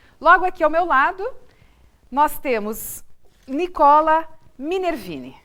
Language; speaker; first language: Portuguese; native; Portuguese